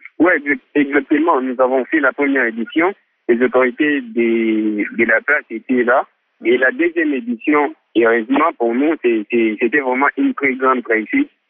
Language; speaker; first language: French; non-native, local second language; Swahili